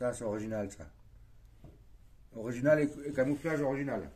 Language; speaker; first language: French; native; French